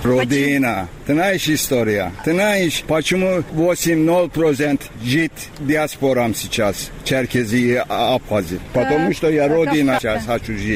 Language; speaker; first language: Russian; non-native, learner; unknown